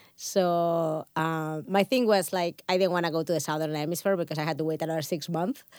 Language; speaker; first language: English; non-native, fluent; Catalan